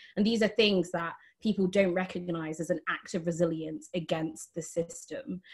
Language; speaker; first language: English; native; English